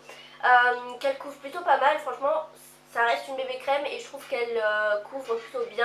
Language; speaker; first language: French; native; French